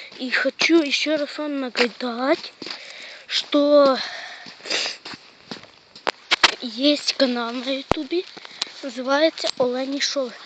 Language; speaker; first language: Russian; non-native, local second language; Ukrainian